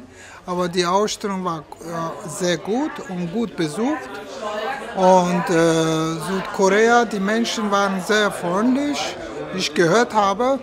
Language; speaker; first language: German; non-native, fluent; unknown